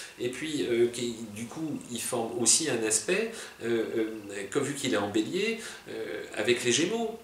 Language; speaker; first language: French; native; French